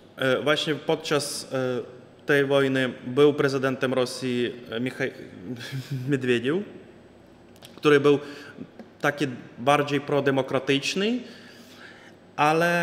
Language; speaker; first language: Polish; non-native, fluent; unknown